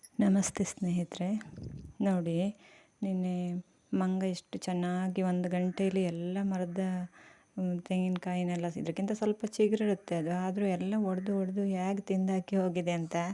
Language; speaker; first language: Kannada; native; Kannada